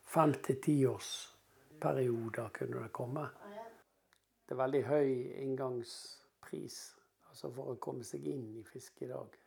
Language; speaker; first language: Norwegian; native; Norwegian